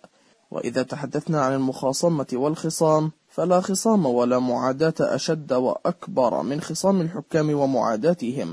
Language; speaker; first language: Arabic; native; Arabic